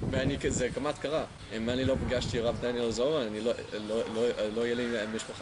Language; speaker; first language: Hebrew; non-native, learner; English